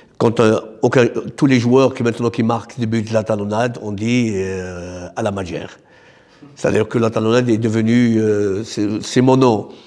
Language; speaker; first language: French; non-native, local second language; Arabic